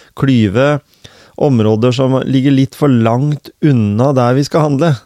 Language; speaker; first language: Norwegian; native; Norwegian